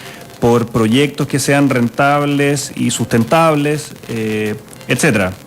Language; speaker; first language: Spanish; native; Spanish